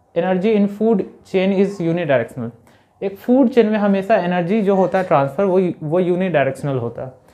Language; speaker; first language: Hindi; native; Hindi